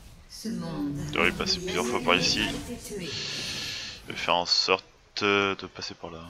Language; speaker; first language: French; native; French